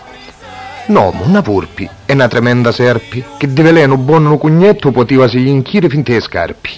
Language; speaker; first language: Italian; native; Italian